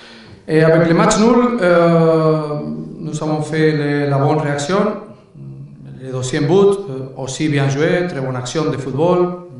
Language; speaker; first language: French; non-native, learner; Spanish